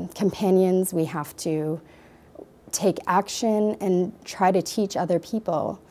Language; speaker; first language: English; native; English